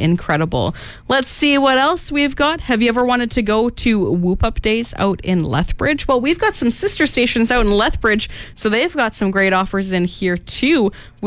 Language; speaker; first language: English; native; English